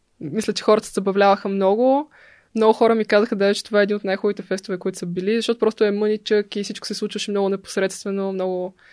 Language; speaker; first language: Bulgarian; native; Bulgarian